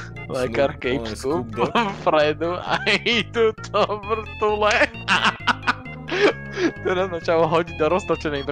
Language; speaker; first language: Slovak; native; Slovak